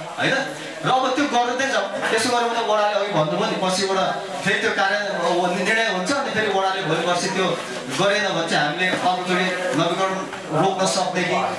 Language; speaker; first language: Nepali; non-native, local second language; Limbu